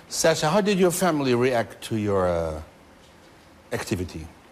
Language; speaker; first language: English; non-native, fluent; Portuguese